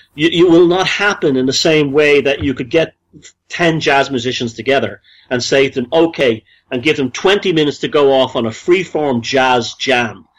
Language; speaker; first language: English; native; English